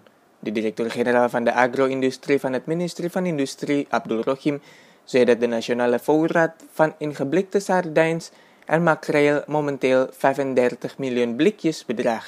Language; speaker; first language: Dutch; non-native, fluent; Indonesian